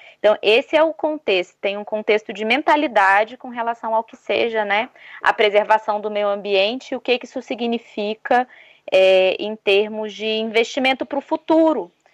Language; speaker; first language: Portuguese; native; Portuguese